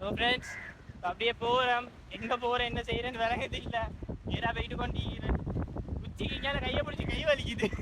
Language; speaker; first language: Tamil; native; Tamil